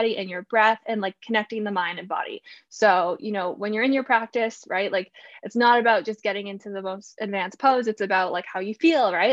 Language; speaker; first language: English; native; English